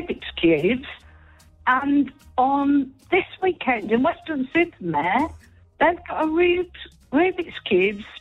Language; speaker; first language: English; native; English